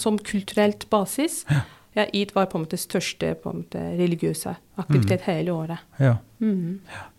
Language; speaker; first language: Norwegian; non-native, fluent; Turkish